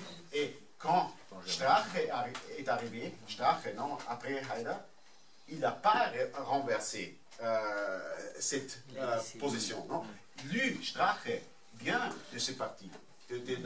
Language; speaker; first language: French; non-native, fluent; German